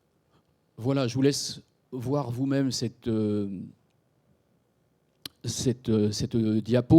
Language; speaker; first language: French; native; French